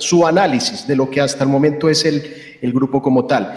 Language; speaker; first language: Spanish; native; Spanish